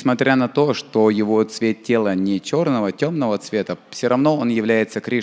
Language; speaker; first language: Russian; native; Russian